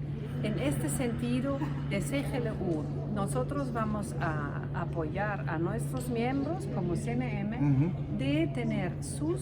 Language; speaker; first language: Spanish; non-native, fluent; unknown